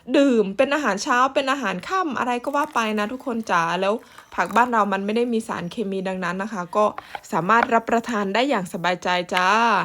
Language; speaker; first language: Thai; native; Thai